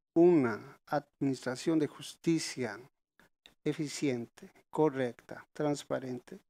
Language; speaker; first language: Spanish; native; Spanish